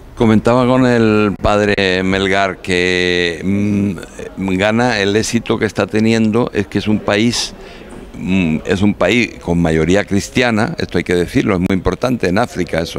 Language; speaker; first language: Spanish; native; Spanish